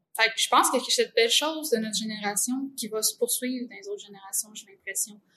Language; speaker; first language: French; native; French